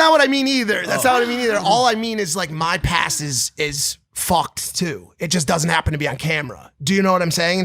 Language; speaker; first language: English; native; English